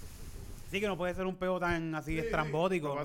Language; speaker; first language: Spanish; native; Spanish